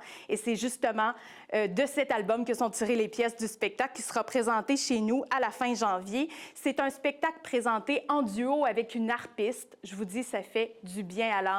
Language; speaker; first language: French; native; French